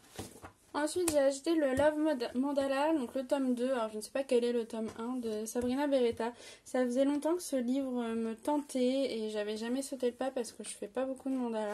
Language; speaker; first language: French; native; French